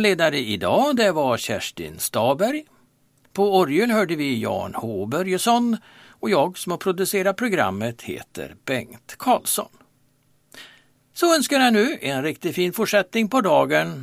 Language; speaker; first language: Swedish; native; Swedish